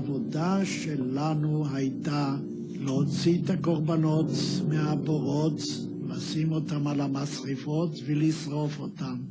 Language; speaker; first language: Hebrew; non-native, fluent; Yiddish